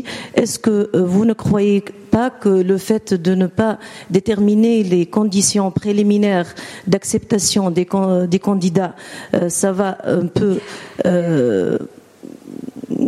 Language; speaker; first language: French; non-native, local second language; Arabic